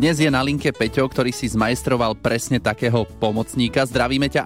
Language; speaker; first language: Slovak; native; Slovak